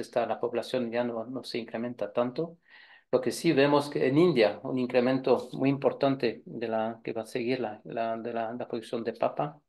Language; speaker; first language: Spanish; non-native, fluent; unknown